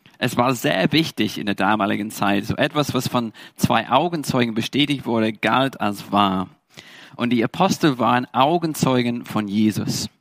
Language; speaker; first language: German; non-native, fluent; English